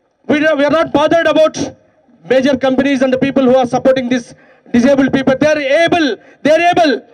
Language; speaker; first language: Telugu; native; Telugu